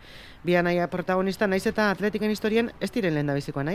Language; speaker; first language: Basque; native; Basque